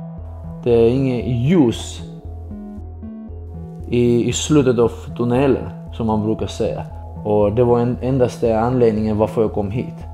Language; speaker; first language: Swedish; early bilingual, other home language; Georgian